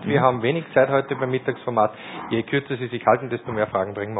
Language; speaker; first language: German; native; German